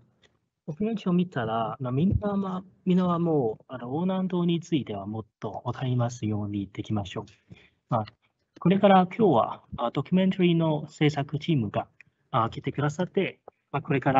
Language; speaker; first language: Japanese; non-native, learner; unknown